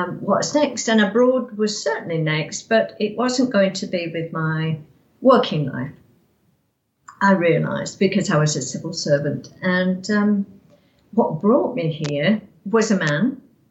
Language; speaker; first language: English; native; English